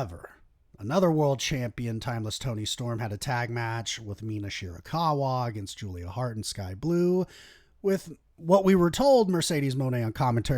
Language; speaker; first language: English; native; English